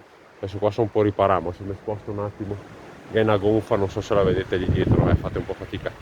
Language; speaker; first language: Italian; native; Italian